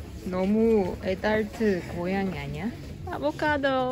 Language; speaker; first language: Korean; non-native, fluent; Russian